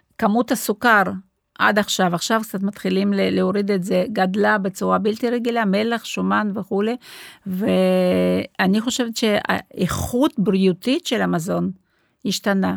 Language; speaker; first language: Hebrew; non-native, fluent; Russian